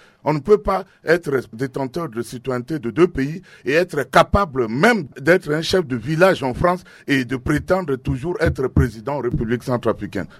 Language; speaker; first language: French; non-native, local second language; Sango